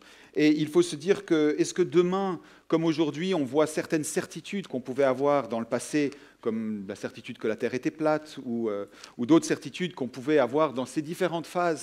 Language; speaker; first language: French; native; French